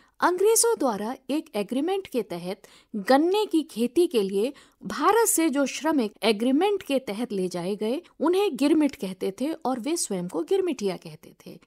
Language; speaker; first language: Hindi; native; Hindi